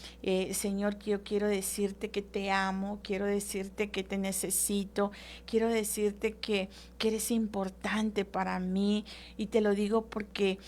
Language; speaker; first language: Spanish; native; Spanish